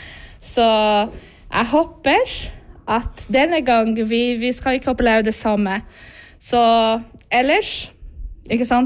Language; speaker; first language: Norwegian; non-native, fluent; Portuguese